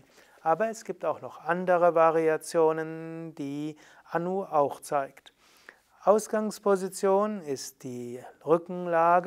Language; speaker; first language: German; native; German